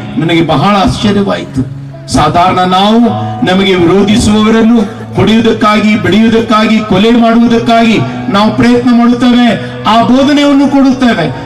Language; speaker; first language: Kannada; non-native, local second language; Urdu